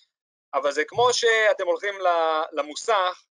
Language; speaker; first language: Hebrew; native; Hebrew